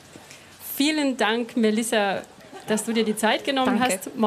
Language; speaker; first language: German; native; German